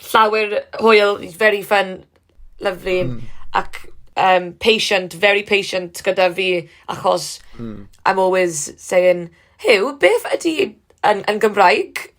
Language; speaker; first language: Welsh; non-native, learner; English